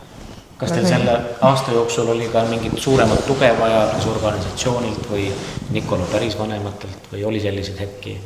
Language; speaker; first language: Estonian; native; Estonian